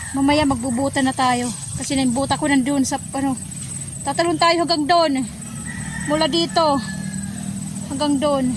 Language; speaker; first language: Filipino; non-native, local second language; Waray